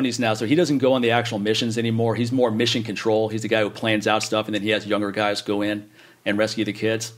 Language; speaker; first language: English; native; English